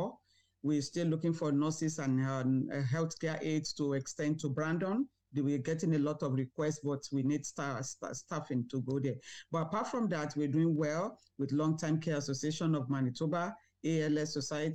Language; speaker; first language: English; non-native, local second language; Yoruba